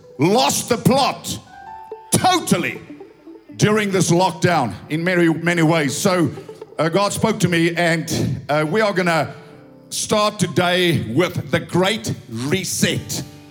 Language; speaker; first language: English; non-native, local second language; Afrikaans